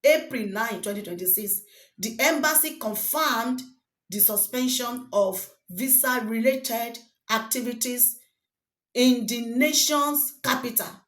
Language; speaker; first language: English; non-native, local second language; Yoruba